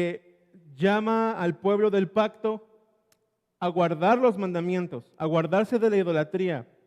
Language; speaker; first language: Spanish; native; Spanish